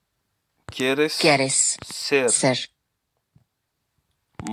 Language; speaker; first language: Spanish; non-native, learner; English